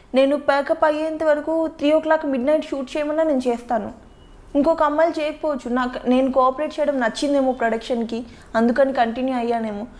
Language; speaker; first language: Telugu; native; Telugu